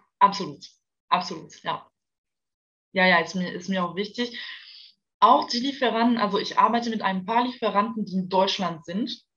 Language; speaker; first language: German; non-native, fluent; French